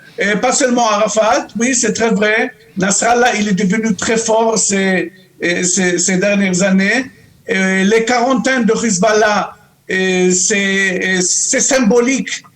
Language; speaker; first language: French; non-native, local second language; Arabic